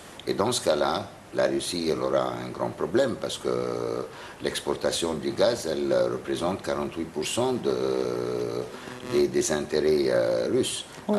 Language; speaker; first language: French; non-native, fluent; Arabic